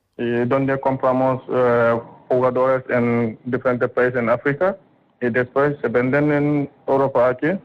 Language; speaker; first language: Spanish; non-native, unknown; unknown